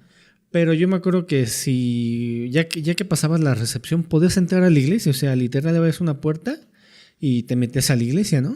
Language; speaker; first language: Spanish; native; Spanish